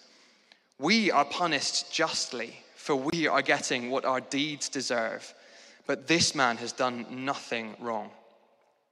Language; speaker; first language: English; native; English